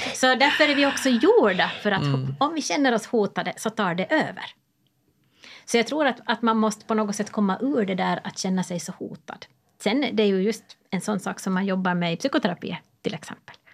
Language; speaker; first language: Swedish; native; Swedish